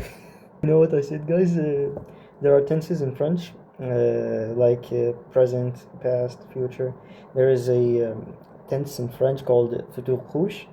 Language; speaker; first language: English; non-native, fluent; Arabic